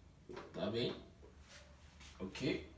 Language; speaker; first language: Portuguese; non-native, fluent; Haitian Creole